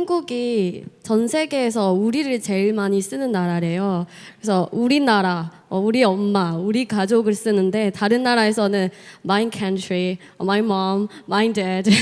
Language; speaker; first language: Korean; non-native, fluent; Burmese